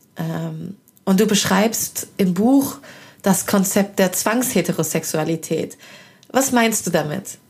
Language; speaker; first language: German; early bilingual, other home language; Persian